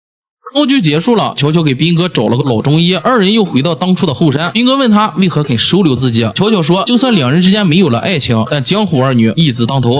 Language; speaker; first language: Chinese; native; Chinese